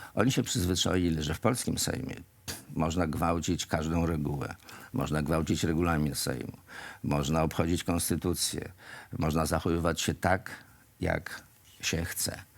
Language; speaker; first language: Polish; native; Polish